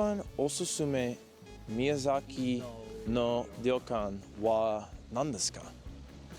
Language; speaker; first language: Japanese; non-native, learner; English